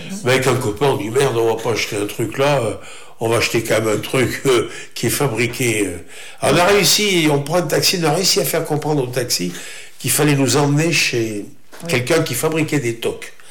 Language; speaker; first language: French; native; French